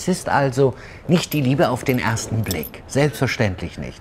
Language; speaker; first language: German; early bilingual, other home language; Turkish